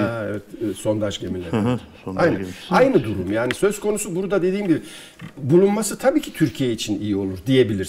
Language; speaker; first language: Turkish; native; Turkish